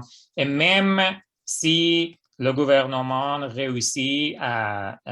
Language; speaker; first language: French; non-native, fluent; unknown